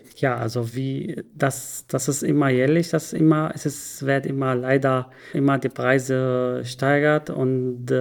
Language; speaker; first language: German; non-native, learner; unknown